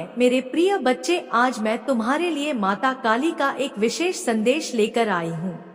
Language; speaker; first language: Hindi; native; Hindi